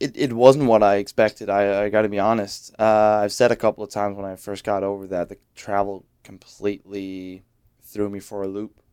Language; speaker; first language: English; non-native, fluent; Danish